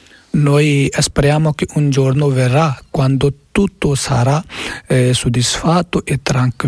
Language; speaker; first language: Italian; non-native, learner; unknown